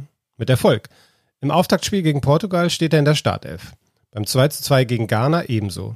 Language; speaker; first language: German; native; German